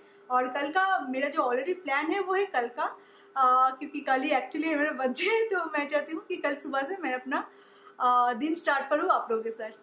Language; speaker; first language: Hindi; non-native, local second language; Bangla